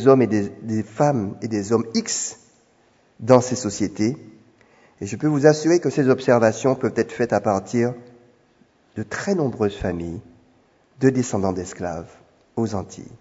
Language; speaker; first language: French; native; French